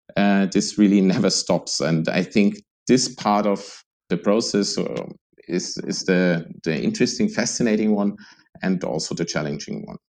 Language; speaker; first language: English; non-native, fluent; German